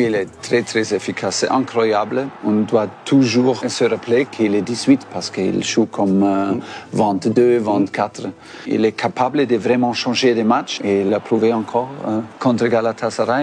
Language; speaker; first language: French; non-native, fluent; German